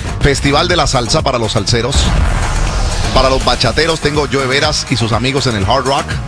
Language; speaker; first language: Spanish; native; Spanish